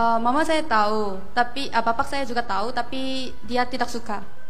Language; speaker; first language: Indonesian; non-native, learner; Korean